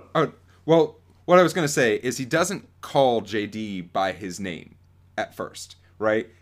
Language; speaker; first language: English; native; English